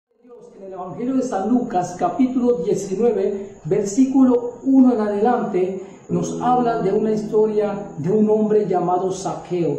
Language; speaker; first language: Spanish; native; Spanish